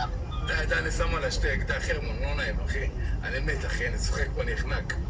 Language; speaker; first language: Hebrew; native; Hebrew